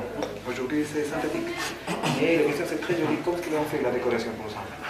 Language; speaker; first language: French; non-native, learner; Spanish